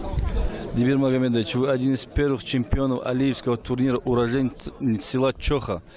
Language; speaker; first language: Russian; native; Russian